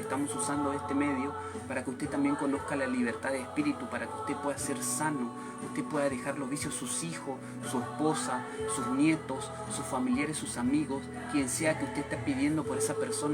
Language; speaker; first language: Spanish; native; Spanish